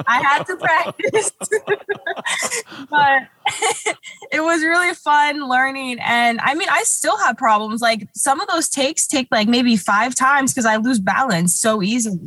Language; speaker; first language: English; native; English